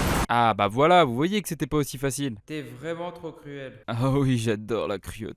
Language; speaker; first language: French; native; French